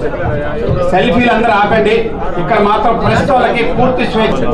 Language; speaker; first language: Telugu; native; Telugu